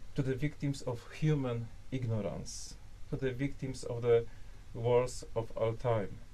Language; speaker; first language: English; non-native, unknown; Polish